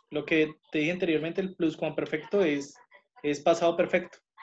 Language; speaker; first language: Spanish; native; Spanish